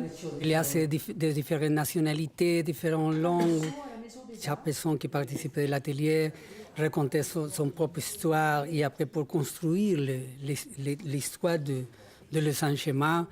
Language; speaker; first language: French; non-native, learner; Spanish